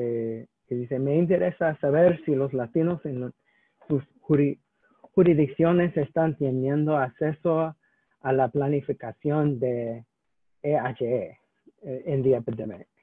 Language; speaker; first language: Spanish; non-native, learner; English